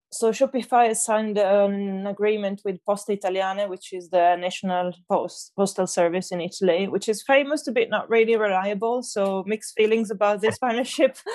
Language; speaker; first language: English; non-native, fluent; German